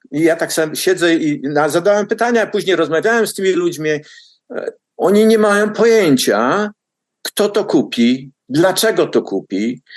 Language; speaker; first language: Polish; native; Polish